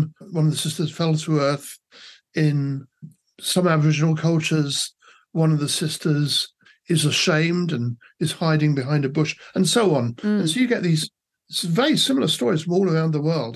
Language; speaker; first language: English; native; English